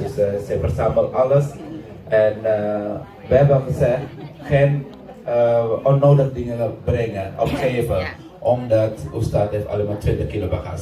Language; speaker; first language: Dutch; non-native, fluent; Indonesian